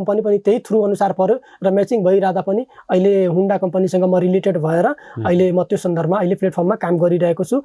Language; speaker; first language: Nepali; non-native, local second language; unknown